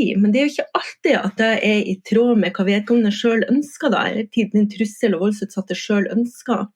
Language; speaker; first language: Norwegian; native; Norwegian